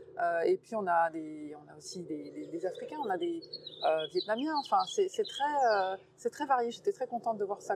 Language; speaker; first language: French; native; French